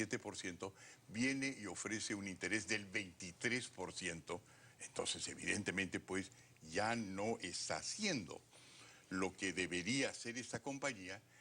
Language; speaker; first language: Spanish; native; Spanish